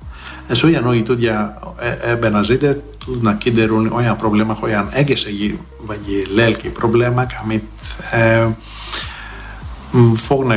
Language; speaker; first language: Hungarian; non-native, fluent; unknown